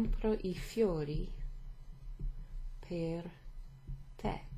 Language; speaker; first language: Italian; non-native, fluent; English